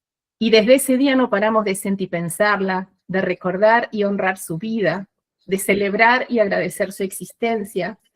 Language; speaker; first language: Spanish; native; Spanish